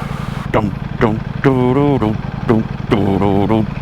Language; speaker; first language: English; native; English